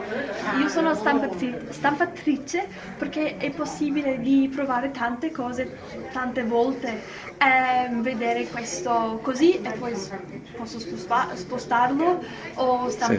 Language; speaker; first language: Italian; non-native, learner; English